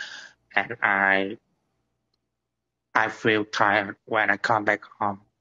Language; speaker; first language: English; non-native, learner; Vietnamese